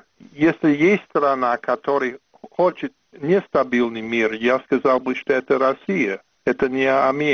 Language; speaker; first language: Russian; non-native, fluent; English